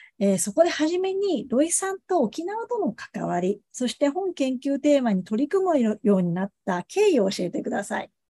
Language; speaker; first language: Japanese; native; Japanese